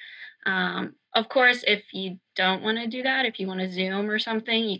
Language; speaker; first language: English; native; English